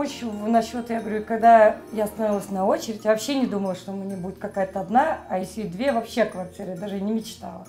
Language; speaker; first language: Russian; native; Russian